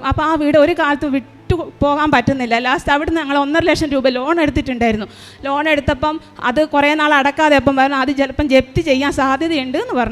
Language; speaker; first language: Malayalam; native; Malayalam